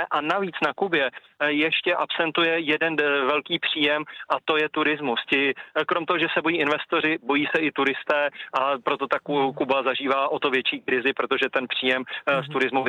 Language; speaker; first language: Czech; native; Czech